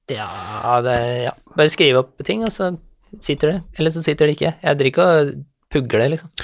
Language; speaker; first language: Norwegian; native; Norwegian